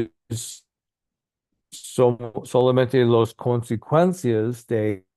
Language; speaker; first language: Spanish; non-native, learner; English